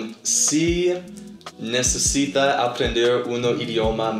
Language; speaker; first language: Spanish; non-native, learner; English